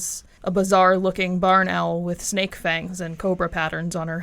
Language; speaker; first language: English; native; English